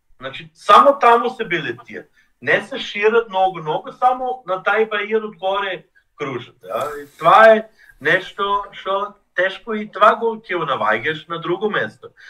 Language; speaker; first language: Macedonian; non-native, fluent; German